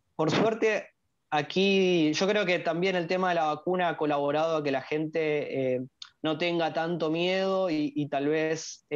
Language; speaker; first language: Spanish; native; Spanish